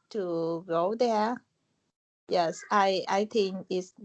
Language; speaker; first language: English; non-native, learner; Vietnamese